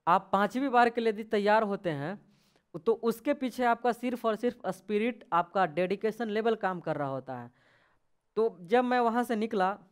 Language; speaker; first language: Hindi; native; Hindi